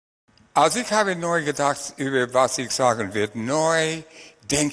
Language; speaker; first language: German; non-native, fluent; English